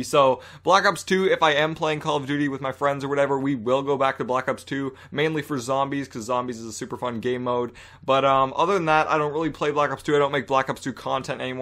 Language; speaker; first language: English; native; English